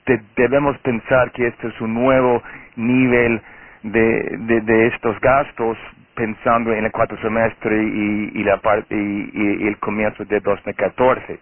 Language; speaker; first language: Spanish; non-native, fluent; Portuguese